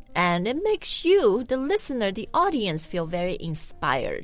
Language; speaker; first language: English; non-native, fluent; Chinese